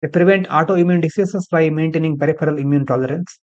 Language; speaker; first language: English; non-native, local second language; Kannada